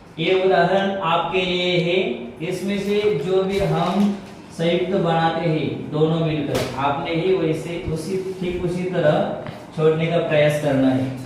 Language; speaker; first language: Hindi; non-native, local second language; Marathi